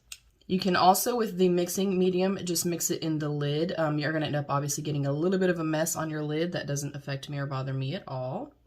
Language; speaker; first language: English; native; English